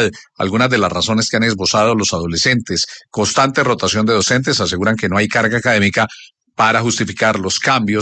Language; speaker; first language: Spanish; native; Spanish